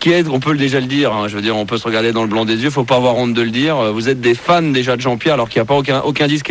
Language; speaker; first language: French; native; French